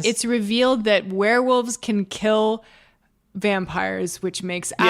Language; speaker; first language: English; native; English